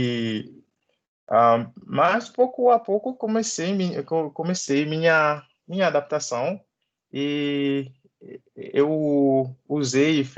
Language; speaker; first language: Portuguese; non-native, learner; Haitian Creole